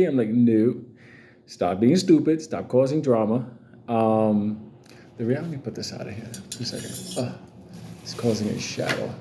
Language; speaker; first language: English; native; English